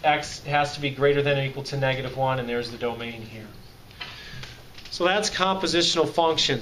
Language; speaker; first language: English; native; English